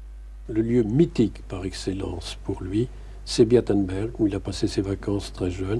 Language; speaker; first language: French; native; French